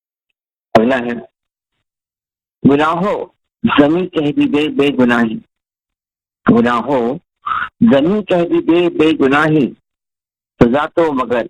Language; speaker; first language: Hindi; native; Hindi